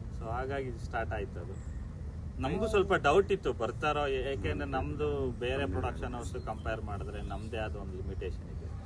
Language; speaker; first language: Kannada; native; Kannada